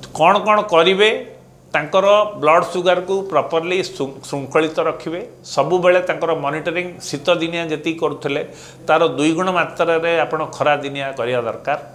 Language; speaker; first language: Odia; non-native, local second language; Hindi